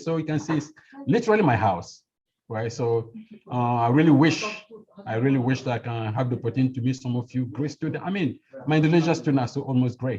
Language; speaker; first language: English; non-native, fluent; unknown